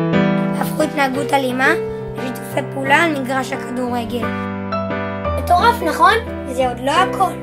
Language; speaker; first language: Hebrew; native; Hebrew